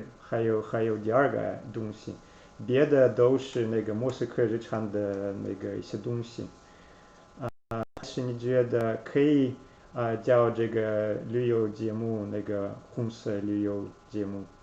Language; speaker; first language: Chinese; non-native, learner; Russian